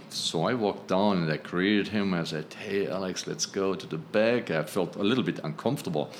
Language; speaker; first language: English; non-native, fluent; German